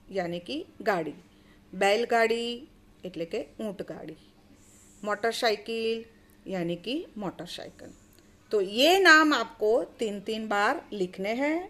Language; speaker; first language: Hindi; non-native, local second language; Gujarati